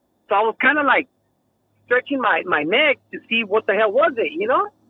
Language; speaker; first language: English; early bilingual, other home language; Spanish